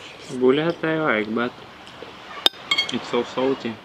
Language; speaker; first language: English; non-native, learner; Russian